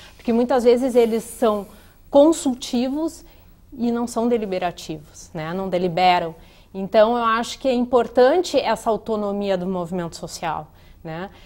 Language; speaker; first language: Portuguese; native; Portuguese